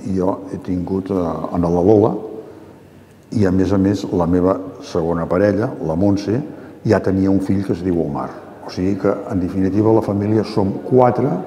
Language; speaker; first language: Catalan; native; Catalan